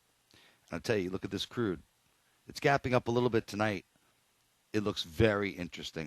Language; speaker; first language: English; native; English